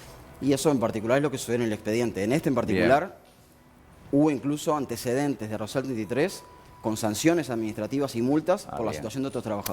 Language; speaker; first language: Spanish; native; Spanish